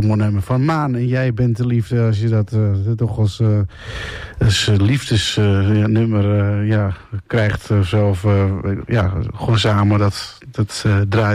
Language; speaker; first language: Dutch; native; Dutch